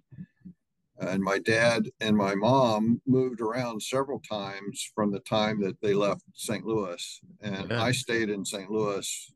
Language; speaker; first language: English; native; English